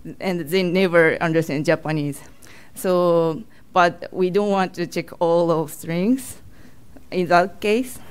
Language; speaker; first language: English; non-native, learner; Japanese